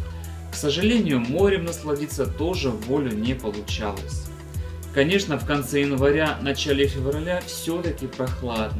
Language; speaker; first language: Russian; native; Russian